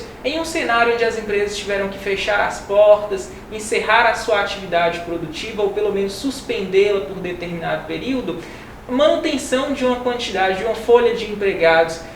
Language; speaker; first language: Portuguese; native; Portuguese